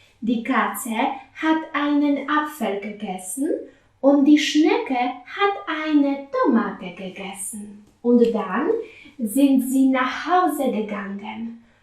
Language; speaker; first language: German; non-native, fluent; Polish